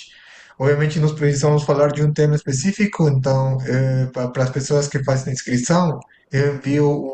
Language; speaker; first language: Portuguese; non-native, fluent; Spanish